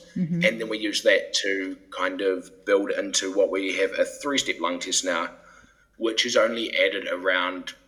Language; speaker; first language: English; native; English